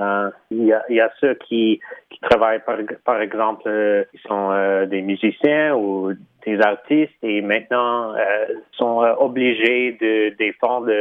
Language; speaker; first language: French; early bilingual, heritage; Ukrainian